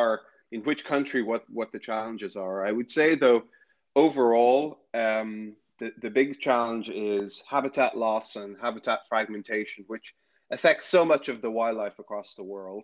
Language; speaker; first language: English; native; English